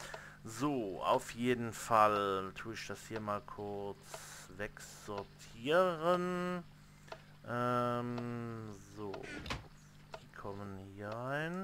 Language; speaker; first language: German; native; German